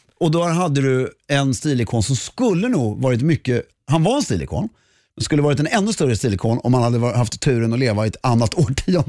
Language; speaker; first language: Swedish; native; Swedish